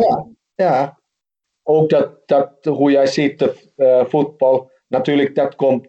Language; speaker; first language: Dutch; non-native, fluent; Finnish